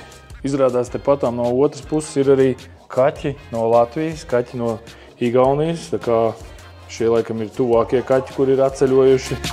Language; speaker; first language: Latvian; native; Latvian